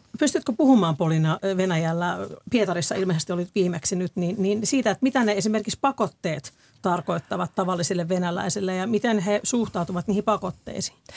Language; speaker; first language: Finnish; native; Finnish